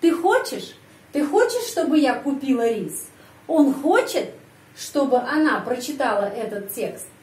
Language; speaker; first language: Russian; early bilingual, heritage; Russian